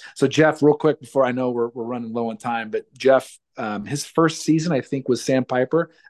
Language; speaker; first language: English; native; English